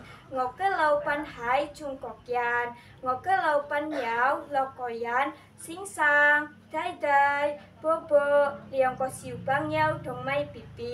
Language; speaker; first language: Cantonese; non-native, learner; Indonesian